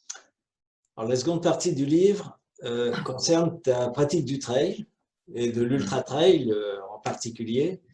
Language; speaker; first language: French; native; French